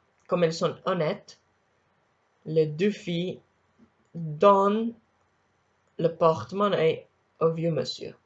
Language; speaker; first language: French; non-native, learner; Spanish